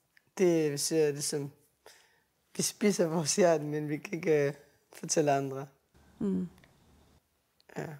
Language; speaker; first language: Danish; non-native, learner; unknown